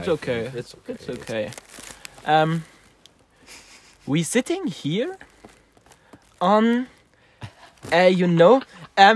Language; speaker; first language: English; non-native, learner; German